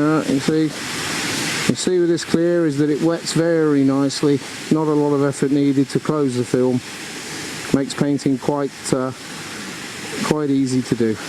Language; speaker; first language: English; native; English